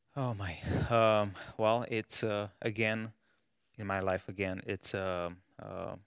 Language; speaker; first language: English; non-native, fluent; Romanian